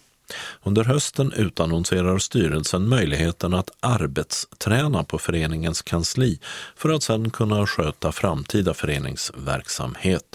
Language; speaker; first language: Swedish; native; Swedish